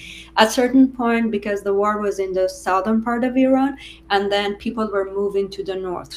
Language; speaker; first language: English; non-native, fluent; Persian